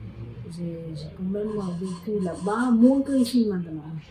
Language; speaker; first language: French; non-native, fluent; Khmer